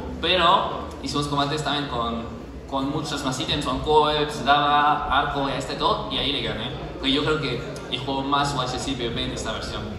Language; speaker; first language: Spanish; non-native, fluent; French